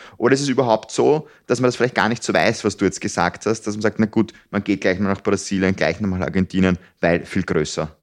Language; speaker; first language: German; native; German